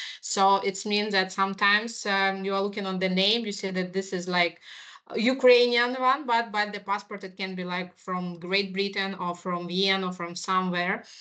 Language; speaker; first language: English; non-native, fluent; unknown